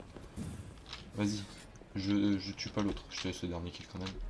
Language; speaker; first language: French; native; French